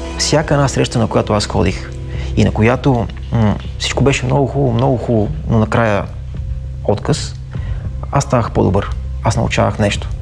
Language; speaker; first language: Bulgarian; native; Bulgarian